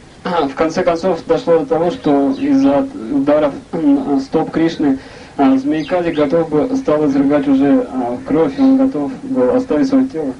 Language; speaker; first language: Russian; native; Russian